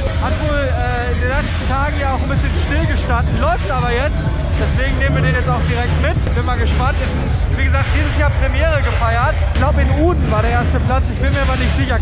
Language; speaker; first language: German; native; German